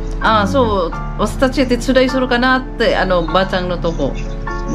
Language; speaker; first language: Japanese; non-native, fluent; Filipino